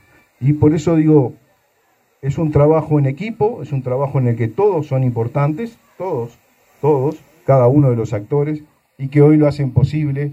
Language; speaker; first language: Spanish; native; Spanish